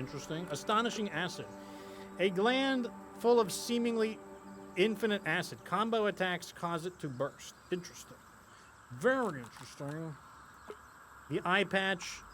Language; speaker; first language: English; native; English